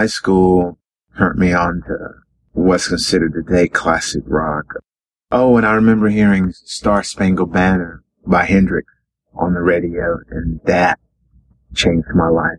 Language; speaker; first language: English; native; English